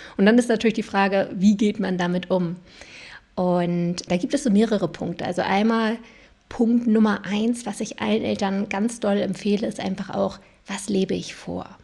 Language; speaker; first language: German; native; German